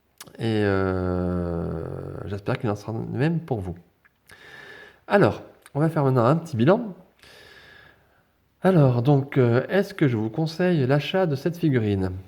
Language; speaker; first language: French; native; French